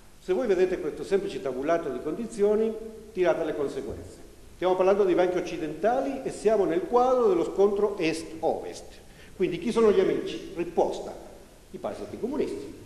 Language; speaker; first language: Italian; non-native, fluent; Spanish